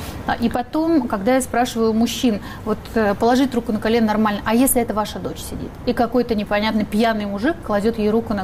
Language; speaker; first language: Russian; native; Russian